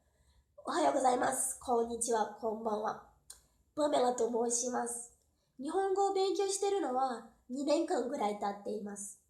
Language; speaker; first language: Japanese; non-native, fluent; Portuguese